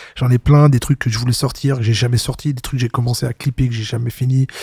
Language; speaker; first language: French; native; French